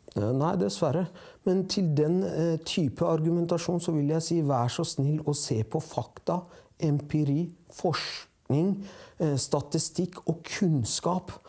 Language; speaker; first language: Norwegian; early bilingual, other home language; Persian